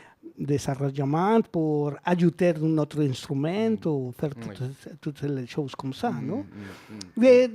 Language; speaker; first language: French; non-native, learner; Spanish